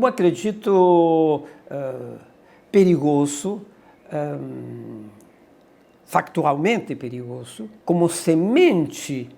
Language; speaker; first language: Portuguese; non-native, fluent; Spanish